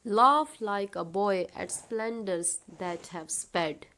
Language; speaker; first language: English; non-native, local second language; Urdu